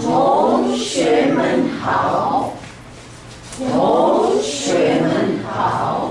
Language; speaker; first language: Chinese; non-native, learner; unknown